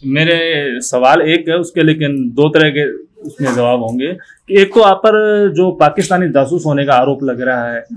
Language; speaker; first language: Hindi; native; Hindi